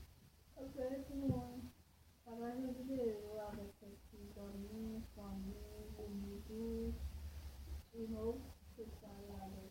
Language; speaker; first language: French; non-native, learner; Haitian Creole